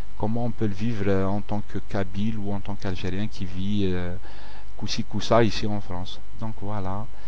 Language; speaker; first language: French; non-native, local second language; Kabyle